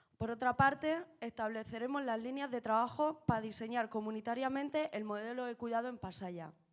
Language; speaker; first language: Spanish; native; Spanish